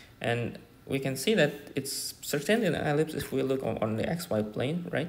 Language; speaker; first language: English; non-native, fluent; Indonesian